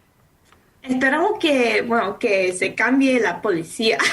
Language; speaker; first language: Spanish; non-native, fluent; English